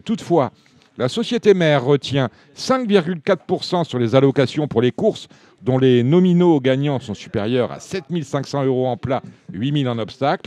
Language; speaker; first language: French; native; French